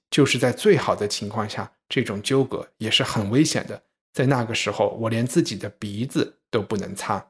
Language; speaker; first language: Chinese; native; Chinese